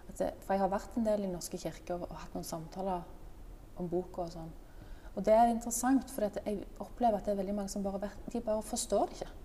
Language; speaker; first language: Norwegian; native; Norwegian